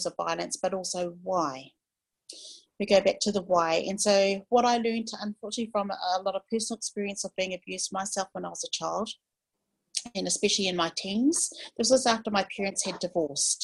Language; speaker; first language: English; native; English